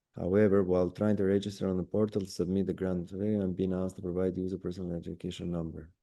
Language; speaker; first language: English; non-native, fluent; Albanian